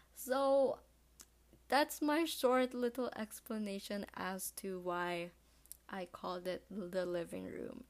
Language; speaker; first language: English; non-native, local second language; Filipino